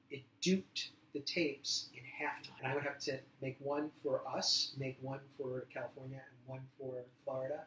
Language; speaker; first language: English; native; English